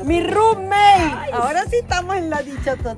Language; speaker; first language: Spanish; native; Spanish